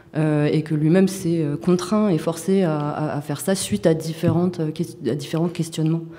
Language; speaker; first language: French; native; French